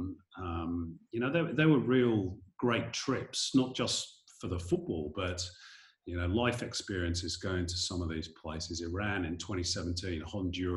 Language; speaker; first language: English; native; English